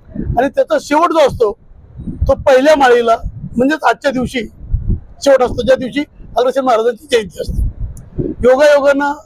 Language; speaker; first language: Marathi; non-native, local second language; Marwari